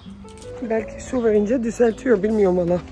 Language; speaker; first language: Turkish; early bilingual, heritage; Turkish